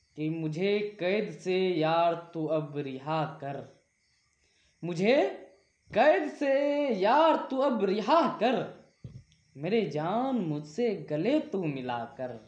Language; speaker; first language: Hindi; native; Hindi